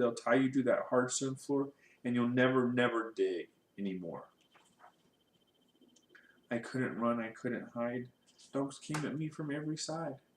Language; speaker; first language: English; native; English